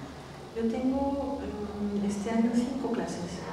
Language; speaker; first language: Spanish; non-native, fluent; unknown